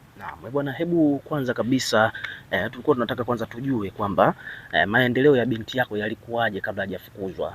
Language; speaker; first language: Swahili; native; Swahili